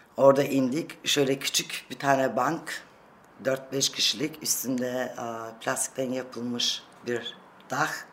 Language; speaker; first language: Turkish; early bilingual, other home language; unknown